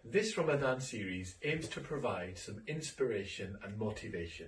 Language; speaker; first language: English; native; English